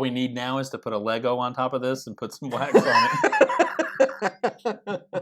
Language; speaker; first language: English; native; English